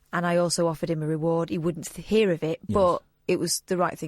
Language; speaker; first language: English; native; English